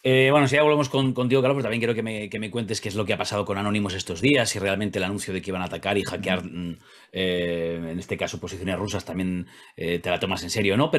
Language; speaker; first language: Spanish; native; Spanish